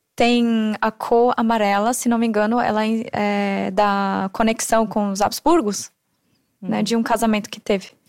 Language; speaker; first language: Portuguese; non-native, fluent; German